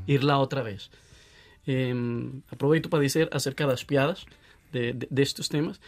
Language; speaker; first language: Portuguese; non-native, fluent; Spanish